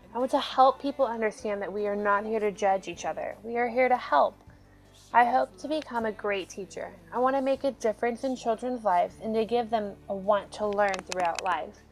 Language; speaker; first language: English; native; English